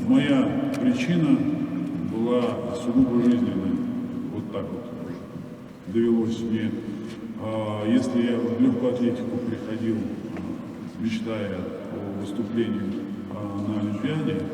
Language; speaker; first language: Russian; native; Russian